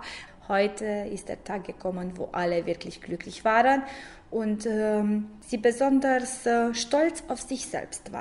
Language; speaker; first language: German; non-native, fluent; Romanian